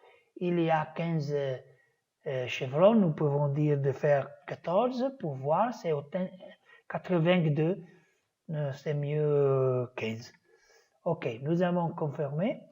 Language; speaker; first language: French; non-native, fluent; Italian